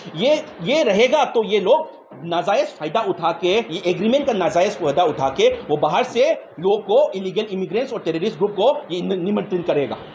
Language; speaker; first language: Hindi; non-native, local second language; Manipuri